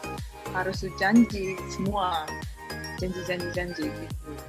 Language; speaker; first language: Indonesian; non-native, learner; Japanese